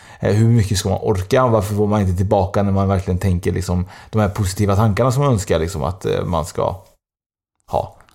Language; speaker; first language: Swedish; native; Swedish